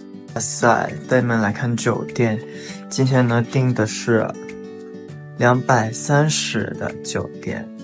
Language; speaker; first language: Chinese; non-native, learner; Thai